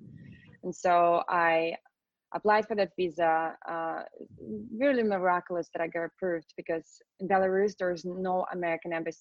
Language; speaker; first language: English; non-native, fluent; Russian